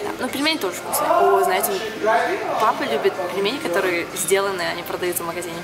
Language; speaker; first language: Russian; early bilingual, heritage; Russian